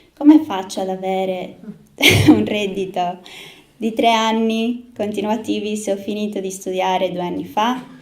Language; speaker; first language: Italian; early bilingual, other home language; Spanish